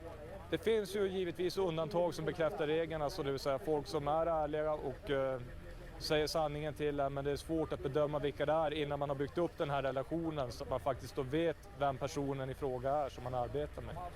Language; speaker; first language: Swedish; native; Swedish